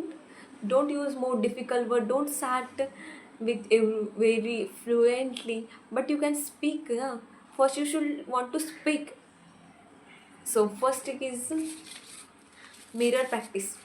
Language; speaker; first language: English; non-native, local second language; Hindi